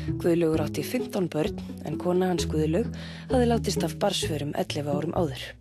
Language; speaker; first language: Icelandic; native; Icelandic